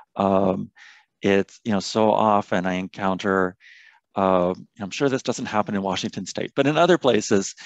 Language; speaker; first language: English; native; English